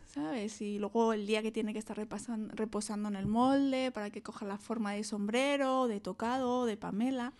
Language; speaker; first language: Spanish; native; Spanish